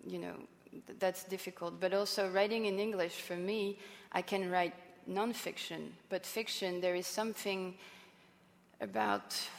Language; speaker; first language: English; non-native, fluent; French